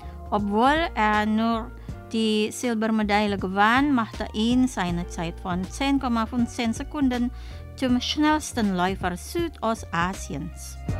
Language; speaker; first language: German; non-native, fluent; Indonesian